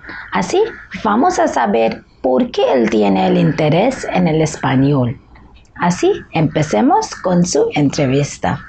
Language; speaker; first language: Spanish; non-native, learner; Bangla